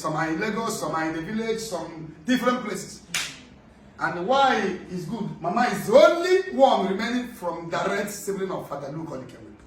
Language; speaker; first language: English; non-native, local second language; Igbo